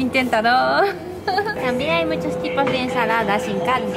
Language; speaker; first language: Spanish; non-native, learner; Japanese